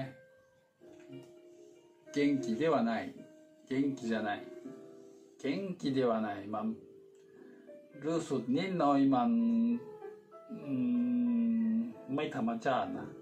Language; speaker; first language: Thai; non-native, fluent; Japanese